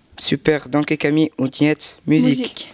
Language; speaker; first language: German; non-native, learner; French